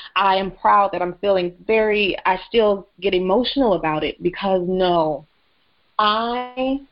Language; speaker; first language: English; native; English